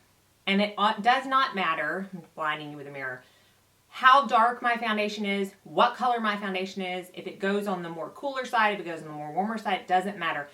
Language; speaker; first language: English; native; English